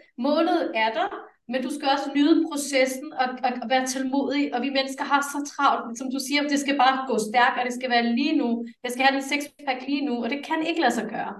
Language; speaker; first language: Danish; early bilingual, other home language; English